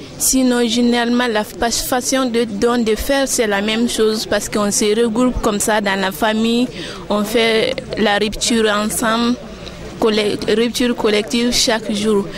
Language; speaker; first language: French; non-native, local second language; Bambara